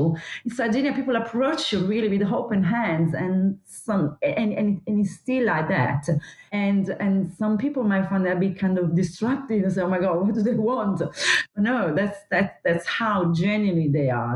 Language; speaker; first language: English; non-native, fluent; Italian